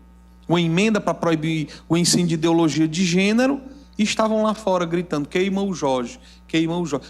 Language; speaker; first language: Portuguese; native; Portuguese